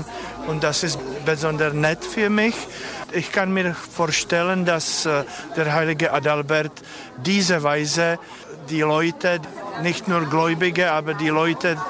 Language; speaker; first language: German; non-native, learner; Czech